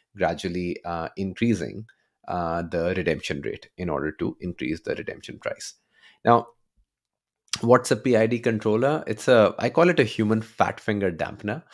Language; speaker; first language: English; non-native, local second language; Urdu